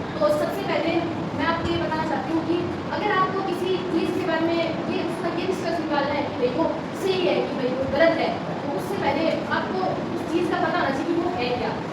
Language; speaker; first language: Hindi; native; Hindi